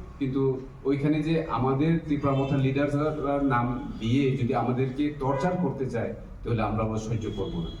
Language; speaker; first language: Bangla; non-native, local second language; Kok Borok